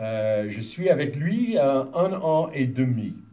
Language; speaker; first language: French; non-native, learner; English